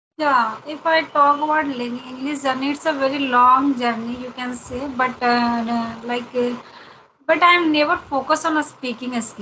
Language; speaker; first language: English; non-native, learner; Hindi